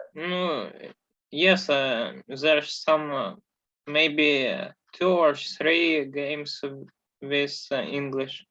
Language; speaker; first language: English; non-native, learner; Ukrainian